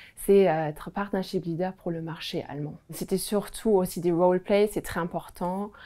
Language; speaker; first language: French; non-native, fluent; German